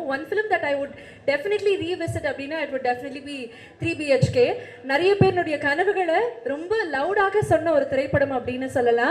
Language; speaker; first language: Tamil; native; Tamil